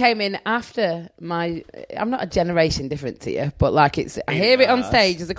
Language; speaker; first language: English; native; English